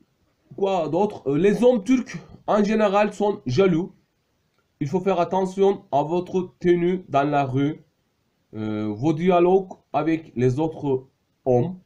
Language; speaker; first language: French; non-native, fluent; Turkish